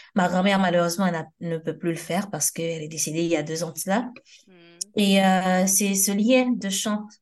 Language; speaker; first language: French; non-native, local second language; Haitian Creole